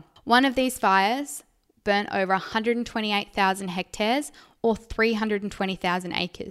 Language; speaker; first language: English; native; English